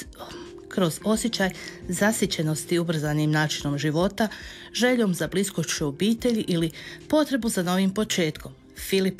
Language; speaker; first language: Serbian; native; Serbian